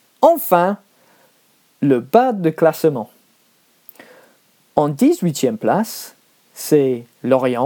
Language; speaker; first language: French; non-native, learner; English